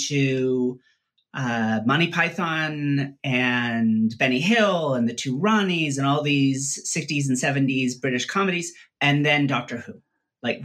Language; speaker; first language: English; native; English